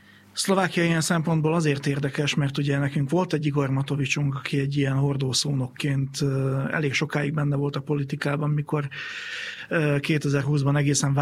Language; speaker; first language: Hungarian; native; Hungarian